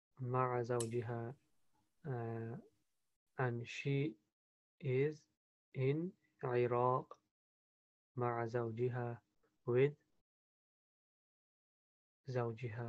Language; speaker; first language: Arabic; non-native, learner; English